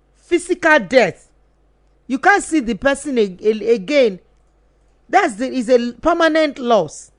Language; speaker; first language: English; non-native, local second language; Yoruba